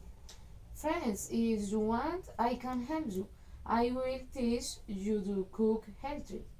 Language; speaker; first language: English; non-native, learner; Spanish